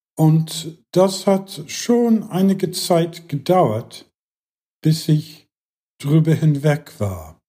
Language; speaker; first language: German; non-native, fluent; English